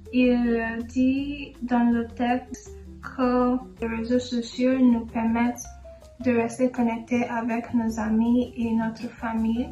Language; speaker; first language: French; non-native, learner; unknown